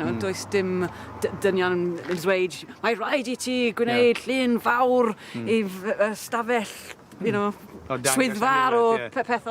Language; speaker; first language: Welsh; non-native, local second language; English